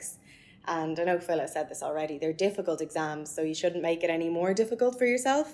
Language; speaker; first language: English; native; English